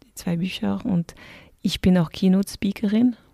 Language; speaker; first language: German; non-native, fluent; French